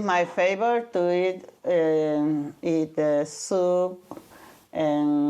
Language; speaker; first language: English; non-native, learner; Spanish